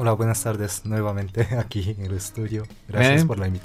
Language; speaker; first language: Spanish; non-native, fluent; Japanese